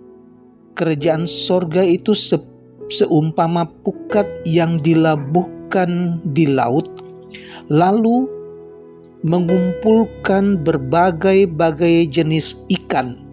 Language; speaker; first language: Indonesian; native; Indonesian